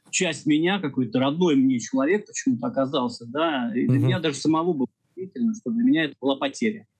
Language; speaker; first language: Russian; native; Russian